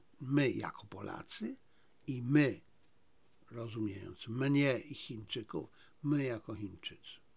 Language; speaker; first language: Polish; native; Polish